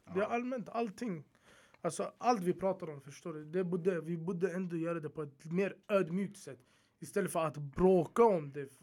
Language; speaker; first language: Swedish; early bilingual, other home language; Arabic